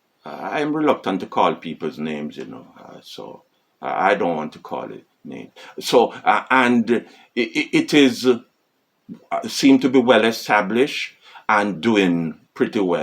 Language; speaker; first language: English; non-native, fluent; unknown